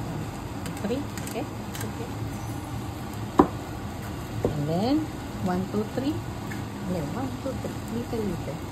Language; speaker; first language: English; non-native, learner; Filipino